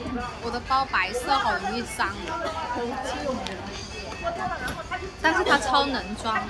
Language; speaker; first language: Chinese; non-native, local second language; Cantonese